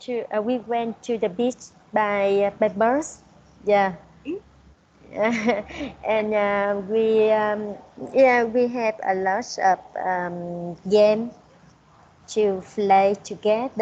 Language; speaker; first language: English; non-native, learner; Vietnamese